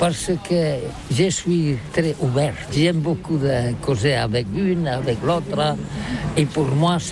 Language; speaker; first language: French; non-native, learner; Catalan